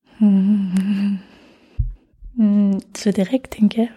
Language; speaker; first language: Dutch; native; Dutch